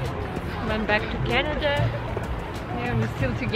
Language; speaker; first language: English; non-native, fluent; Russian